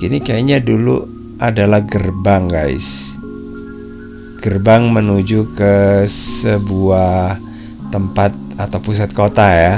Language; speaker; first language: Indonesian; native; Indonesian